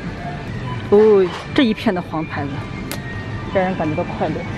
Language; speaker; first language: Chinese; native; Chinese